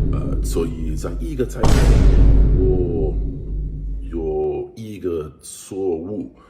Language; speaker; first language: Chinese; non-native, learner; English